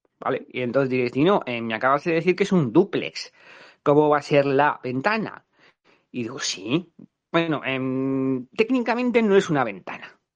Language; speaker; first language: Spanish; native; Spanish